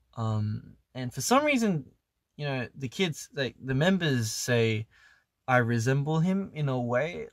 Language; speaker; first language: English; early bilingual, other home language; Korean